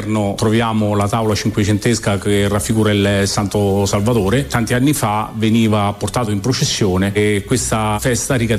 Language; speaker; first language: Italian; native; Italian